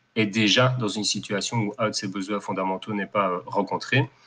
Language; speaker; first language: French; native; French